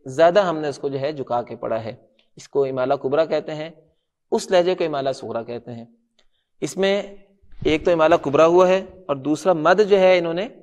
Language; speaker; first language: Urdu; non-native, local second language; Punjabi